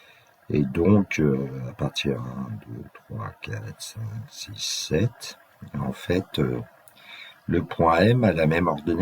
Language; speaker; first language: French; native; French